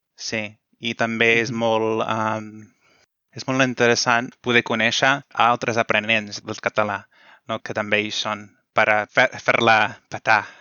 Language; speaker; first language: Catalan; non-native, fluent; English